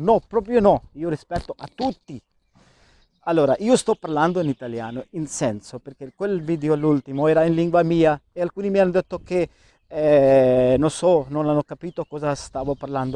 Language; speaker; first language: Italian; non-native, learner; Urdu